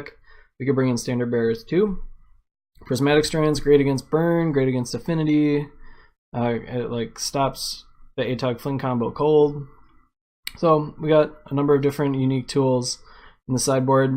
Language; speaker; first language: English; native; English